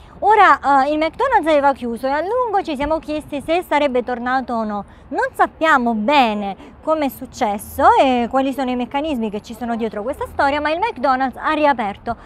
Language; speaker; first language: Italian; native; Italian